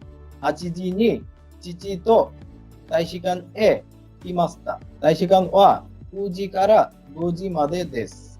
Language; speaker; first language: Japanese; non-native, learner; Bangla